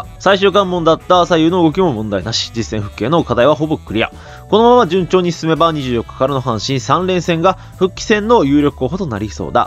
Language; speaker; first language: Japanese; native; Japanese